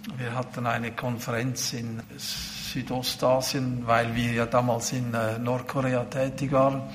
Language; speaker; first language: German; native; German